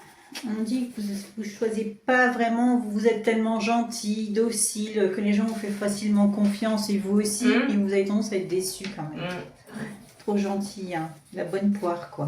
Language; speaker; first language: French; native; French